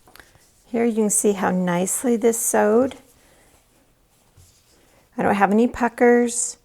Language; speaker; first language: English; native; English